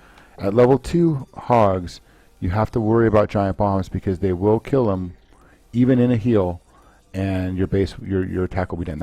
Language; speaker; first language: English; native; English